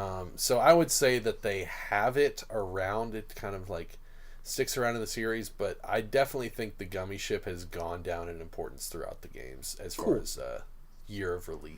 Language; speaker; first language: English; native; English